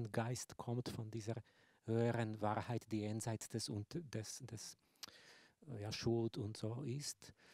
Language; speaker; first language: German; non-native, fluent; Slovak